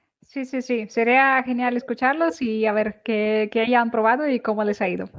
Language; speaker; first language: Spanish; non-native, fluent; Ukrainian